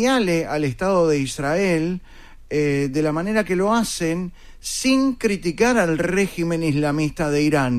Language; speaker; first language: Spanish; native; Spanish